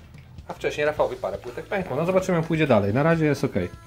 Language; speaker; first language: Polish; native; Polish